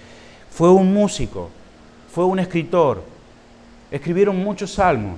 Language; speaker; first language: Spanish; native; Spanish